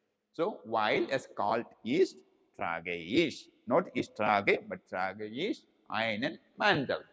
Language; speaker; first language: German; non-native, learner; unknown